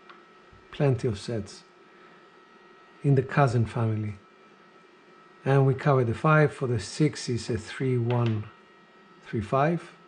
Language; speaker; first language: English; non-native, fluent; Greek